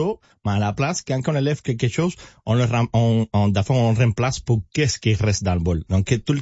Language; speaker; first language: French; non-native, fluent; Spanish